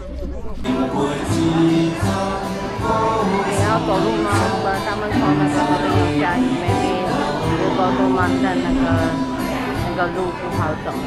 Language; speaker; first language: Chinese; early bilingual, heritage; Chinese